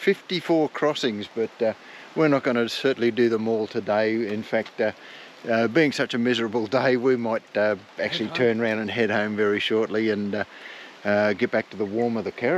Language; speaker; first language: English; native; English